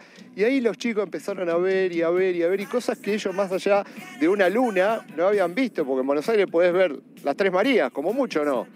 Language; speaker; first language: Spanish; native; Spanish